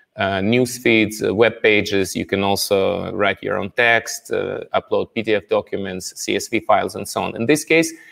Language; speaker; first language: English; non-native, fluent; Russian